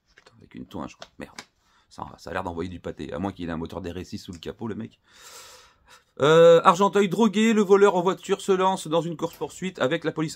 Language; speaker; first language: French; native; French